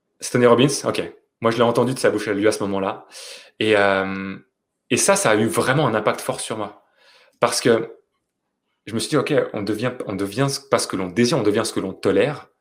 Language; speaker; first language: French; native; French